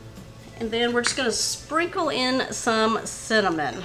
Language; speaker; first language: English; native; English